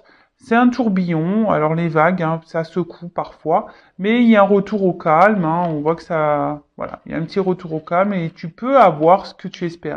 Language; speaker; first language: French; native; French